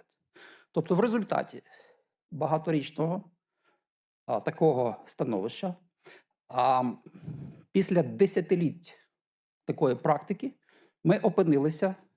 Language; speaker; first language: Ukrainian; native; Ukrainian